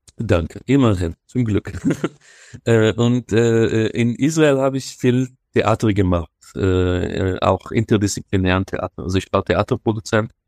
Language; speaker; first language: German; non-native, fluent; Hebrew